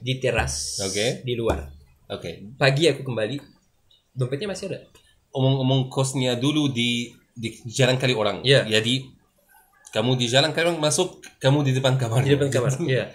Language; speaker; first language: Indonesian; non-native, learner; French